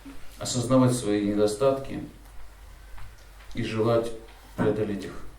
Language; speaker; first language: Russian; native; Russian